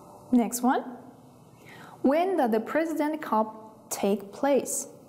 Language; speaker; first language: English; non-native, fluent; Kazakh